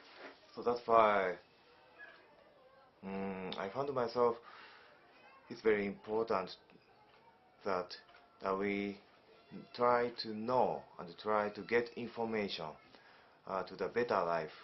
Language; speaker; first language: English; non-native, learner; Japanese